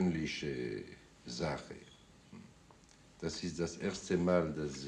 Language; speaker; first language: German; non-native, fluent; French